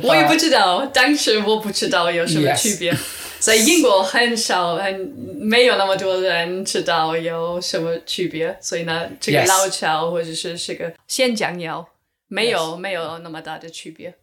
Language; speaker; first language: Chinese; non-native, learner; English